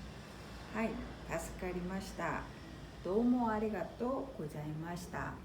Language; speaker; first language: Japanese; non-native, fluent; Korean